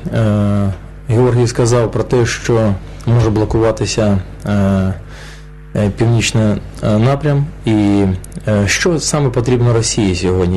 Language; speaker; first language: Ukrainian; non-native, local second language; Russian